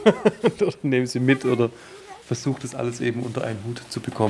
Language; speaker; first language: German; native; German